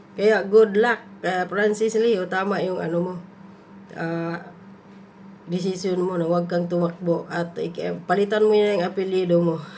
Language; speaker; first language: Filipino; non-native, local second language; Cebuano